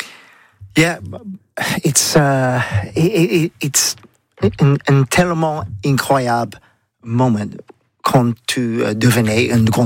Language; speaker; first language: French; non-native, learner; English